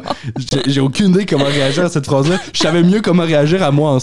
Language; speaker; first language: French; native; French